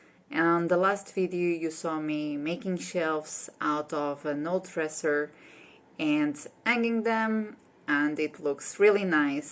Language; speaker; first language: English; non-native, fluent; Portuguese